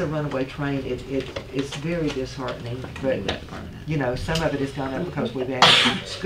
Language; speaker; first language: English; native; English